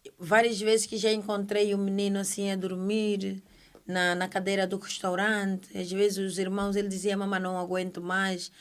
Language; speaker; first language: Portuguese; native; Portuguese